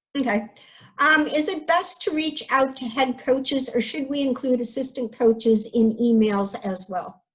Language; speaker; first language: English; native; English